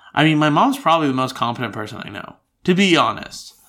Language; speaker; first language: English; native; English